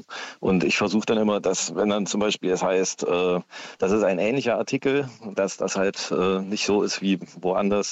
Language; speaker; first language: German; native; German